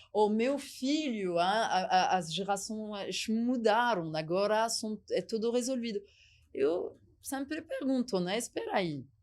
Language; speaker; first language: Portuguese; non-native, fluent; French